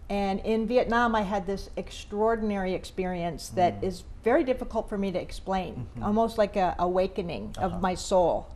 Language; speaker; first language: English; native; English